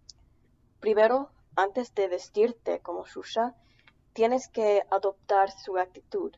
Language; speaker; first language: Spanish; non-native, learner; English